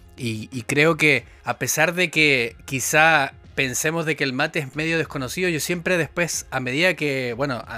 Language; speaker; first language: Spanish; native; Spanish